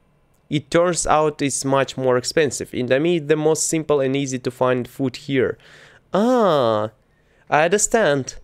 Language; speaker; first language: English; non-native, learner; Russian